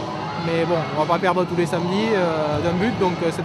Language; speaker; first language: French; native; French